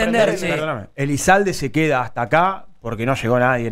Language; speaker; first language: Spanish; native; Spanish